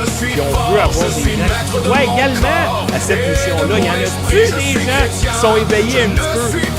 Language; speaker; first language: French; native; French